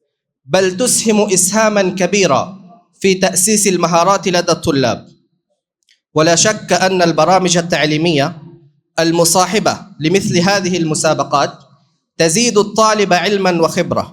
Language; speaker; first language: Arabic; non-native, learner; Bangla